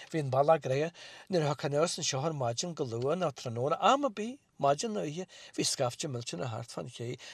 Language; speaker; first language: Irish; native; Irish